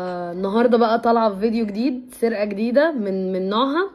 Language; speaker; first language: Arabic; native; Arabic